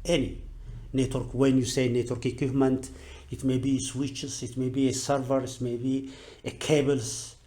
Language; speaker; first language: English; non-native, local second language; Amharic